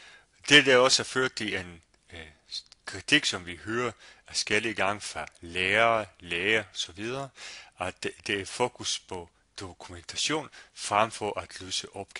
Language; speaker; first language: Danish; non-native, fluent; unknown